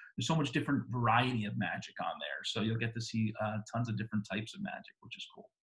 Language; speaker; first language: English; native; English